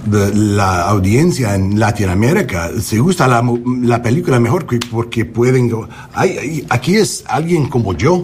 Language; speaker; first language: Spanish; non-native, learner; English